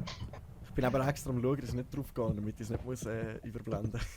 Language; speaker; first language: German; native; German